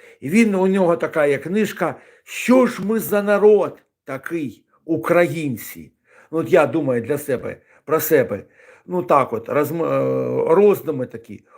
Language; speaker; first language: Ukrainian; non-native, local second language; Russian